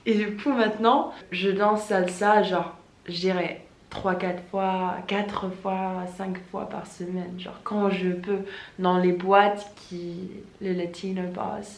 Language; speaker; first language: French; non-native, fluent; English